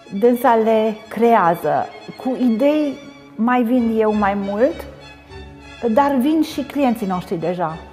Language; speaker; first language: Romanian; non-native, local second language; Hungarian